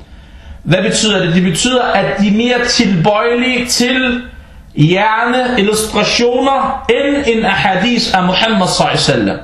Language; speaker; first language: Danish; early bilingual, other home language; Arabic